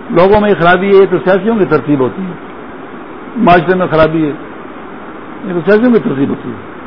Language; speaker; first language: Urdu; non-native, local second language; Pashto